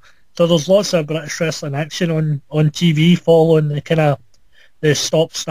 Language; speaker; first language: English; native; English